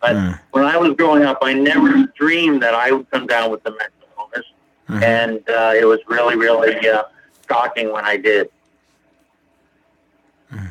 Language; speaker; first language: English; native; English